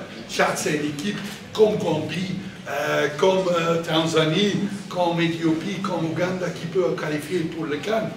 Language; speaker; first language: French; non-native, learner; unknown